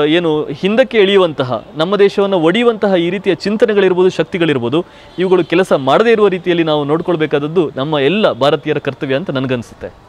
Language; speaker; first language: Kannada; native; Kannada